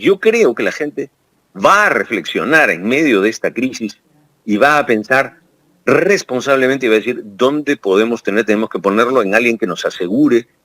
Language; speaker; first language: Spanish; native; Spanish